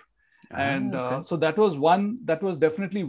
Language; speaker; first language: English; non-native, local second language; Kannada